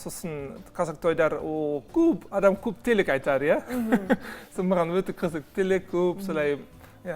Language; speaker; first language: Kazakh; non-native, learner; Dutch